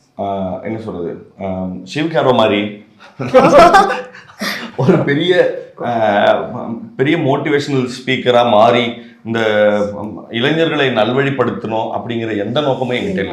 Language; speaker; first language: Tamil; native; Tamil